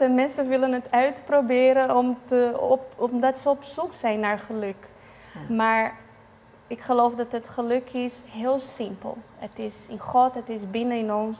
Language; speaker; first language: Dutch; non-native, fluent; Portuguese